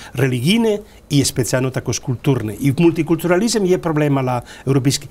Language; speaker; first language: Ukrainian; non-native, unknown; Spanish